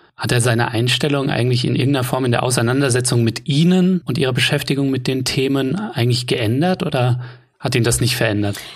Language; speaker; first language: German; native; German